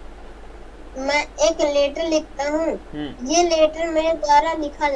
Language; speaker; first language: Hindi; native; Hindi